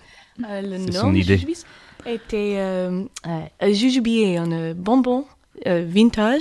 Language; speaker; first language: French; non-native, learner; English